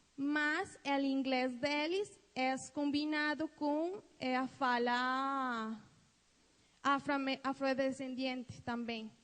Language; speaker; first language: Portuguese; non-native, fluent; Spanish